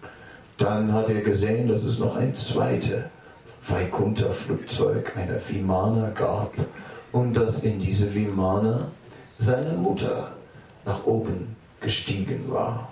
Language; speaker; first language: German; non-native, fluent; Dutch